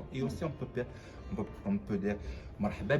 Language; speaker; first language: French; non-native, local second language; Arabic